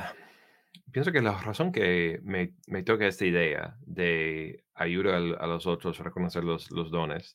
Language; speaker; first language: Spanish; non-native, fluent; English